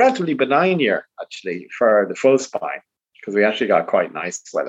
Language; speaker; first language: English; native; English